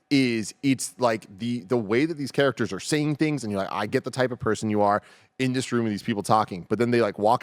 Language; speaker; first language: English; native; English